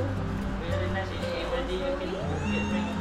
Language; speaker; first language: English; non-native, learner; Filipino